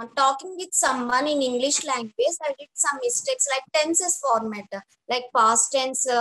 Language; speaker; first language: English; non-native, local second language; Telugu